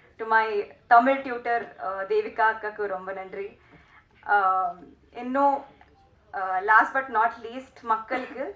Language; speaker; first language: Tamil; non-native, learner; Telugu